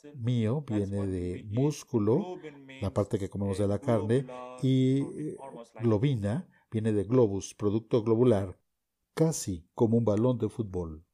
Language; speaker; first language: Spanish; non-native, fluent; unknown